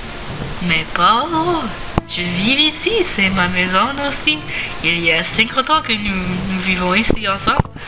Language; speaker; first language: French; non-native, learner; English